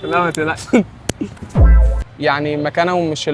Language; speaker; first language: Arabic; native; Arabic